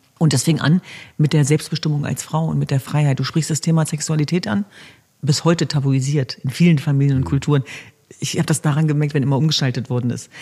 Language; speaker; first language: German; early bilingual, other home language; Kurdish